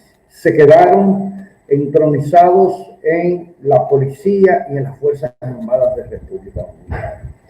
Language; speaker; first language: Spanish; native; Spanish